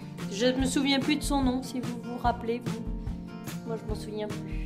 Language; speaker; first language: French; native; French